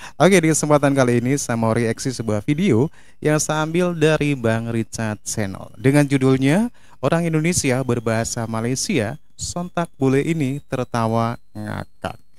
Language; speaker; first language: Indonesian; native; Indonesian